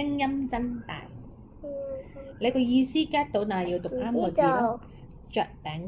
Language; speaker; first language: Chinese; non-native, local second language; Cantonese